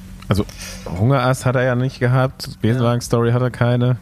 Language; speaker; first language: German; native; German